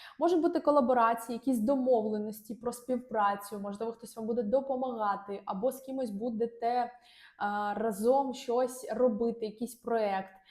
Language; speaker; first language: Ukrainian; non-native, local second language; Russian